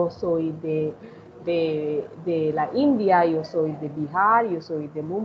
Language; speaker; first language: Spanish; non-native, fluent; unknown